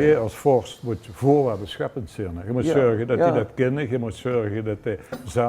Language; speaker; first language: Dutch; native; Dutch